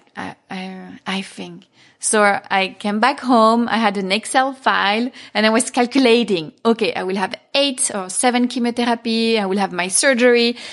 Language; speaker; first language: English; non-native, fluent; French